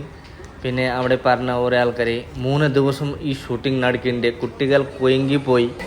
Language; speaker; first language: Malayalam; non-native, learner; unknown